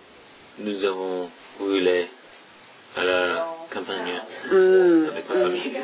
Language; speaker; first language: French; non-native, learner; English